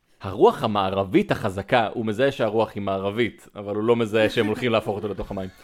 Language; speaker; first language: Hebrew; native; Hebrew